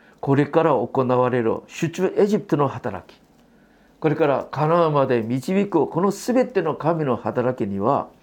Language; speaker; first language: Japanese; non-native, fluent; Korean